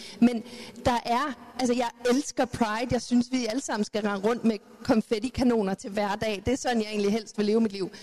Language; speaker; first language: Danish; early bilingual, other home language; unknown